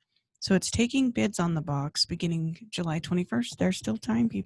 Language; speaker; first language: English; native; English